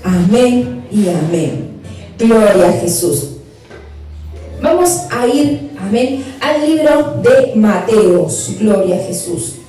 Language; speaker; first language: Spanish; native; Spanish